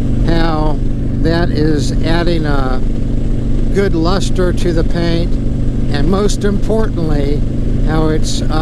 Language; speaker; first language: English; native; English